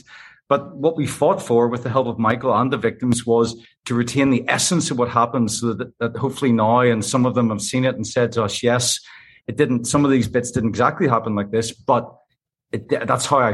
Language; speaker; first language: English; native; English